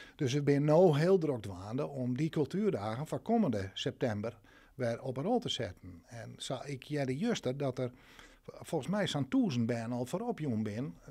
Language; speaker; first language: Dutch; non-native, local second language; Western Frisian